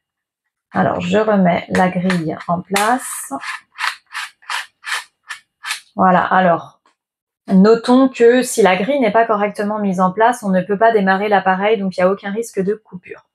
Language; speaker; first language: French; native; French